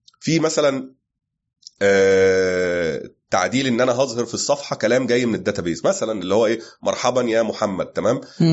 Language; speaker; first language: Arabic; native; Arabic